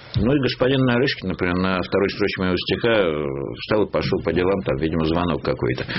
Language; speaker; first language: Russian; native; Russian